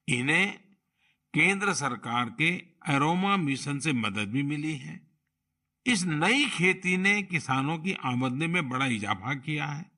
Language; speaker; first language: Hindi; non-native, local second language; Gujarati